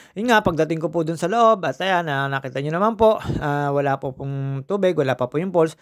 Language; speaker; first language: Filipino; native; Filipino